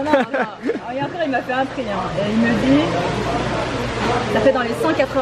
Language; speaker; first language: French; native; French